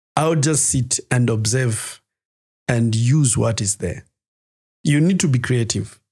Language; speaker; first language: English; non-native, local second language; Nyanja